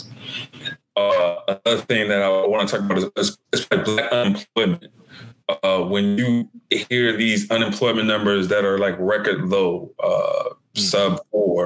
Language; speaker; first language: English; native; English